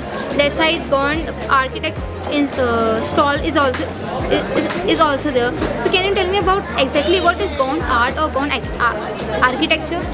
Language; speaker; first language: English; non-native, local second language; Hindi